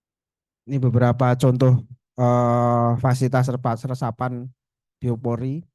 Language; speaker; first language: Indonesian; native; Indonesian